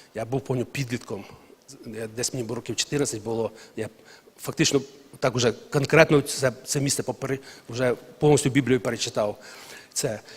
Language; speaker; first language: Ukrainian; non-native, local second language; Russian